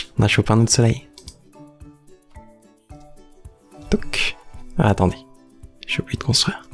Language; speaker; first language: French; native; French